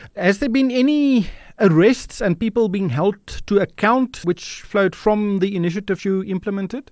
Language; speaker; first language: English; non-native, local second language; Afrikaans